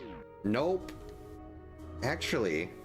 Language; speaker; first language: English; native; English